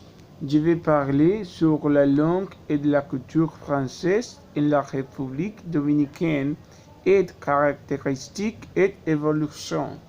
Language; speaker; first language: French; non-native, learner; Spanish